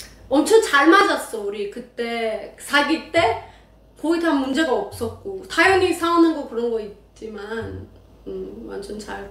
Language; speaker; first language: Korean; non-native, learner; Persian